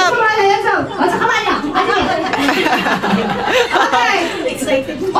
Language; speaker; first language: Korean; non-native, learner; Filipino